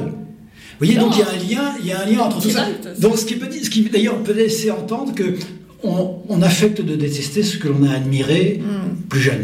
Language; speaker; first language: French; native; French